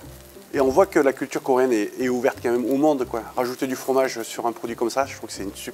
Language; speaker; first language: French; native; French